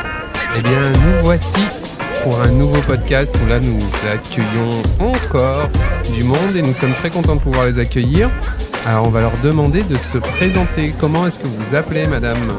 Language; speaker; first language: French; native; French